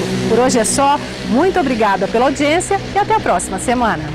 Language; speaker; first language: Portuguese; native; Portuguese